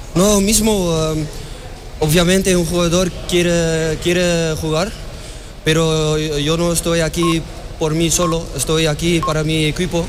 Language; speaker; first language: Spanish; non-native, learner; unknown